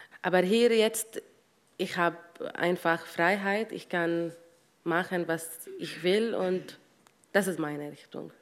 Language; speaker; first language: German; non-native, learner; Arabic